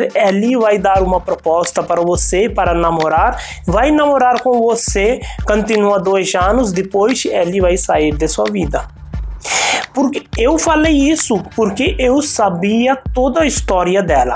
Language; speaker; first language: Portuguese; non-native, fluent; Hindi